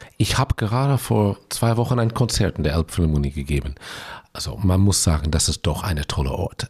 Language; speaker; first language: German; non-native, fluent; English